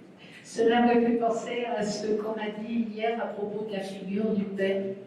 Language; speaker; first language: French; non-native, fluent; Spanish